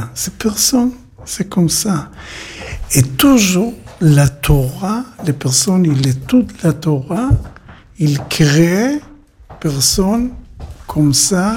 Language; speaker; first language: French; non-native, learner; Hebrew